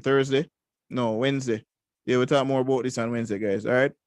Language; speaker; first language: English; native; English